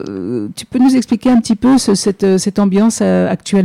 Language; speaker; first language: French; native; French